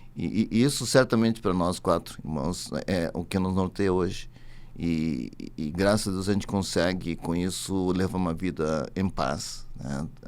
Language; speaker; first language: Portuguese; early bilingual, other home language; Japanese